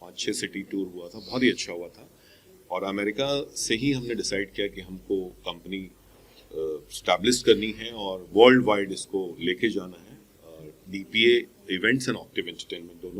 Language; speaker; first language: Hindi; native; Hindi